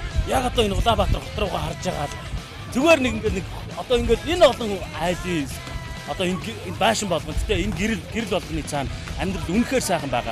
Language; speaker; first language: Mongolian; native; Mongolian